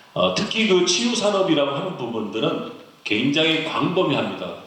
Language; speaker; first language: Korean; native; Korean